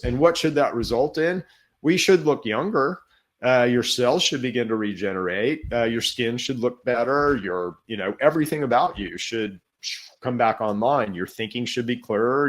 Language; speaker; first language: English; native; English